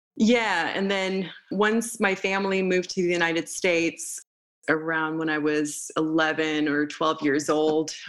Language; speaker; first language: English; early bilingual, other home language; Romanian